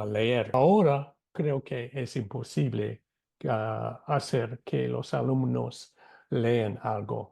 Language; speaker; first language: Spanish; non-native, fluent; English